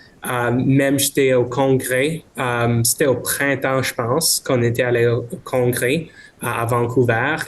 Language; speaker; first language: French; non-native, local second language; English